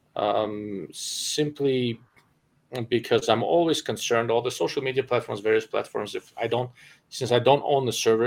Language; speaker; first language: English; non-native, fluent; Russian